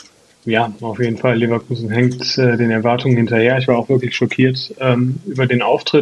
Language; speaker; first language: German; native; German